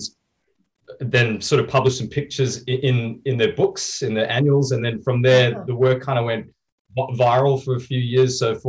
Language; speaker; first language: English; native; English